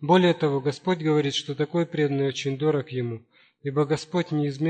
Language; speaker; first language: Russian; native; Russian